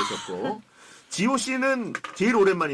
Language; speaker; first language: Korean; native; Korean